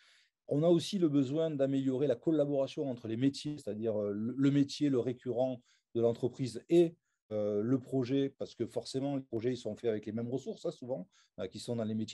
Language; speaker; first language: French; native; French